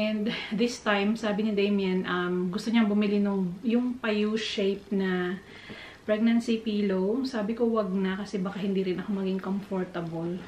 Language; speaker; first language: Filipino; native; Filipino